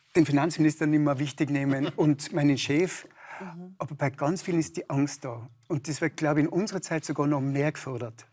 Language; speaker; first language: German; native; German